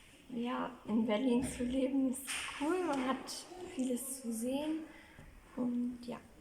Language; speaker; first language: German; early bilingual, other home language; Serbian